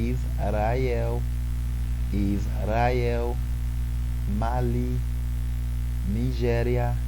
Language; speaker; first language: Portuguese; non-native, fluent; Haitian Creole